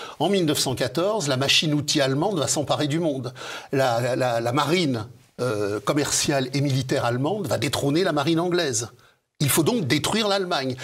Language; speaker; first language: French; native; French